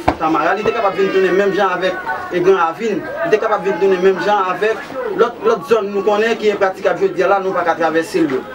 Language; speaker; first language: Haitian Creole; native; Haitian Creole